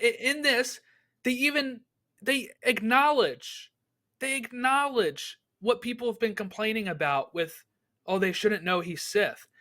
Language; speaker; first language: English; native; English